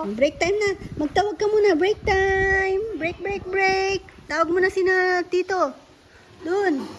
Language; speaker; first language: Filipino; native; Filipino